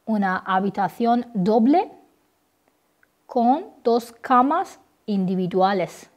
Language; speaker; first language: Spanish; non-native, fluent; Persian